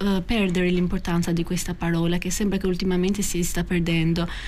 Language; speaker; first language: Italian; non-native, fluent; Albanian